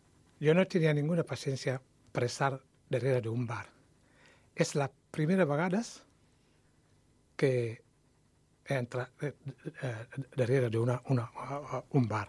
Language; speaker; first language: Catalan; non-native, learner; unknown